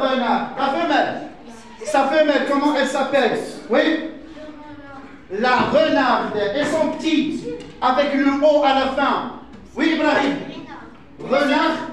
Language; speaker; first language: French; non-native, fluent; Arabic